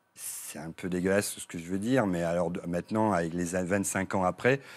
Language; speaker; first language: French; native; French